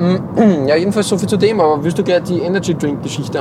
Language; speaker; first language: German; native; German